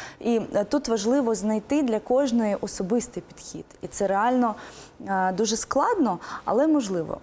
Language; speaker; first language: Ukrainian; non-native, local second language; Russian